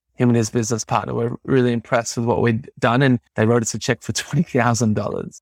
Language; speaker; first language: English; native; English